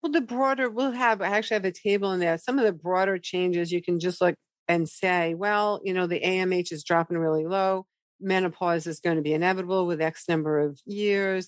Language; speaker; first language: English; native; English